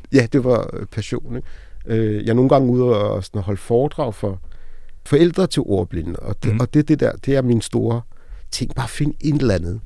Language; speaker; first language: Danish; early bilingual, other home language; Arabic